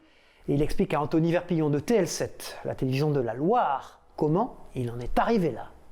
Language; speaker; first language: French; native; French